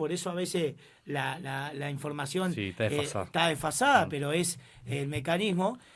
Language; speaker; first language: Spanish; native; Spanish